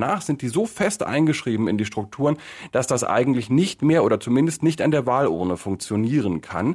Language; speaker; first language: German; native; German